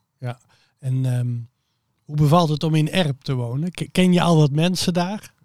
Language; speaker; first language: Dutch; native; Dutch